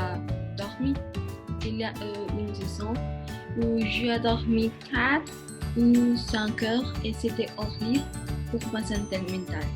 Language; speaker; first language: French; non-native, learner; Spanish